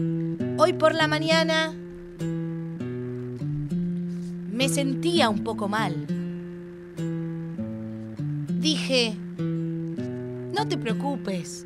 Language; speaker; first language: Spanish; native; Spanish